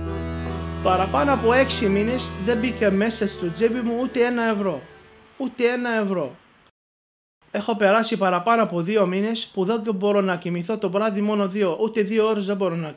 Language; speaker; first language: Greek; non-native, learner; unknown